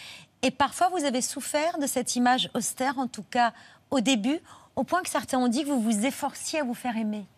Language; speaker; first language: French; native; French